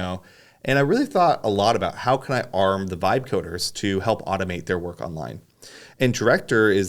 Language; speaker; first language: English; native; English